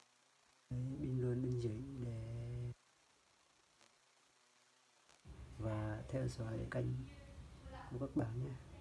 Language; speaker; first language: Vietnamese; non-native, local second language; Jarai